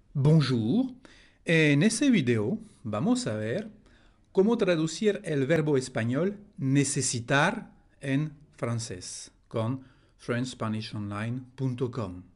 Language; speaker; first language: Spanish; non-native, fluent; French